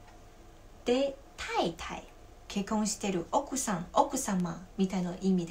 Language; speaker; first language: Japanese; non-native, fluent; Chinese